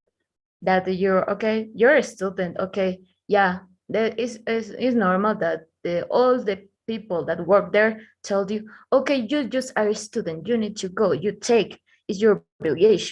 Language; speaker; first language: English; non-native, learner; Spanish